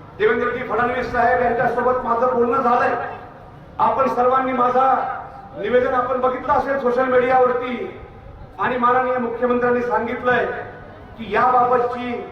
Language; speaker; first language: Marathi; non-native, local second language; Lambadi